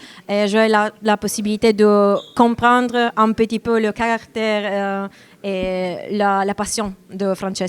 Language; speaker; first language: French; non-native, learner; Italian